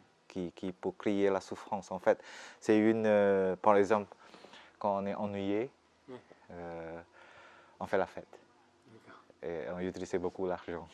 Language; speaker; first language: French; non-native, fluent; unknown